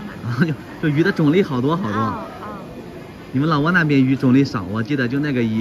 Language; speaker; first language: Chinese; native; Chinese